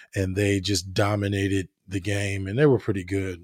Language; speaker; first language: English; native; English